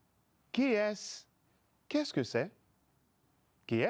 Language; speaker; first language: French; non-native, fluent; Spanish